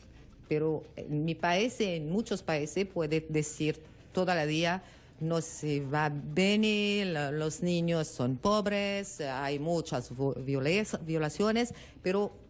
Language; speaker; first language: Spanish; non-native, learner; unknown